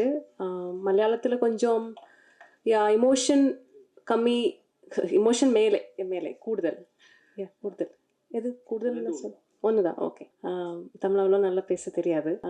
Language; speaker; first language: Tamil; non-native, learner; Malayalam